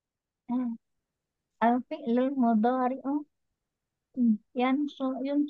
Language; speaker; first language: Arabic; non-native, learner; Indonesian